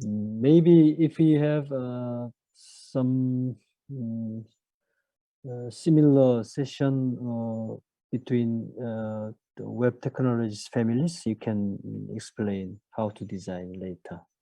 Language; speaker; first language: English; non-native, fluent; Korean